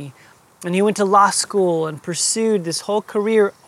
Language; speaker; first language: English; native; English